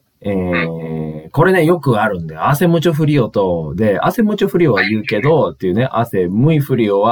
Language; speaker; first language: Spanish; non-native, learner; Japanese